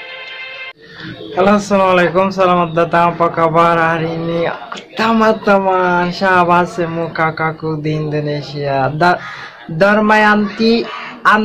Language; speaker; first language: Indonesian; non-native, learner; Bangla